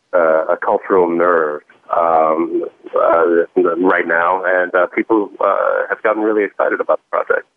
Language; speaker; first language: English; native; English